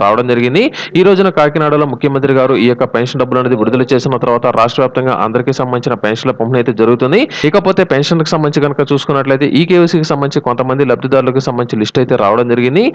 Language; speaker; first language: Telugu; native; Telugu